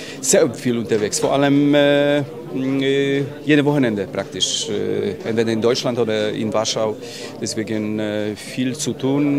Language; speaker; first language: German; non-native, fluent; Polish